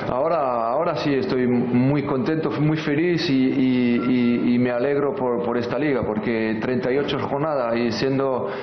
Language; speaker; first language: Spanish; non-native, fluent; French